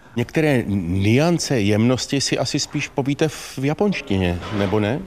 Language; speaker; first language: Czech; native; Czech